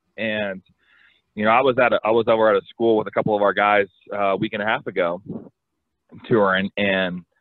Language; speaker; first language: English; native; English